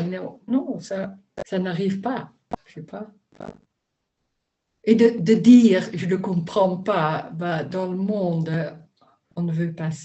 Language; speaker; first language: French; non-native, learner; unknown